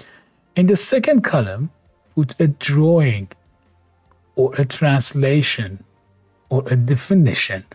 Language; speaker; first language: English; non-native, fluent; Persian